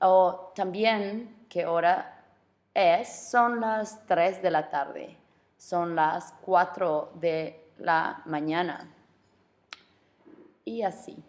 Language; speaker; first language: Spanish; non-native, fluent; English